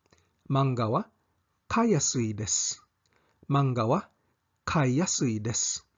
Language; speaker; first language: Japanese; non-native, fluent; English